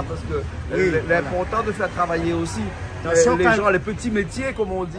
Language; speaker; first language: French; native; French